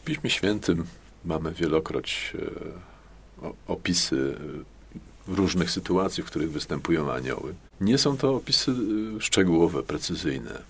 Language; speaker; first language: Polish; native; Polish